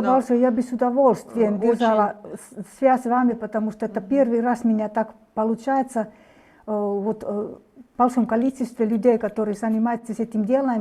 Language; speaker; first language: Russian; non-native, fluent; Finnish